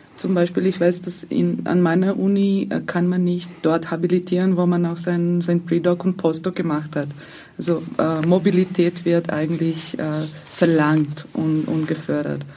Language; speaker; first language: German; non-native, fluent; Croatian